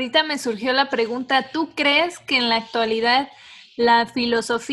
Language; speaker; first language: Spanish; native; Spanish